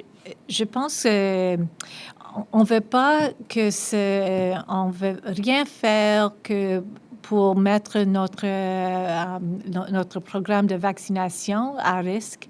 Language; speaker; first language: French; non-native, local second language; English